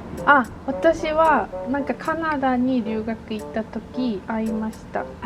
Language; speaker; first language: Japanese; non-native, learner; Korean